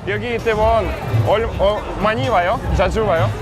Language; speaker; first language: Korean; non-native, learner; Russian